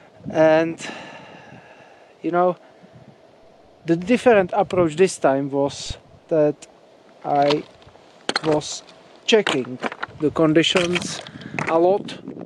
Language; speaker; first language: English; non-native, fluent; Czech